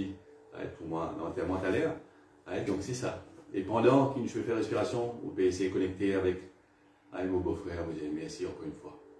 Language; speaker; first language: French; non-native, local second language; Morisyen